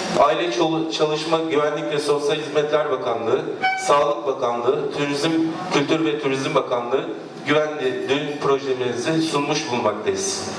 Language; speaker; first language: Turkish; native; Turkish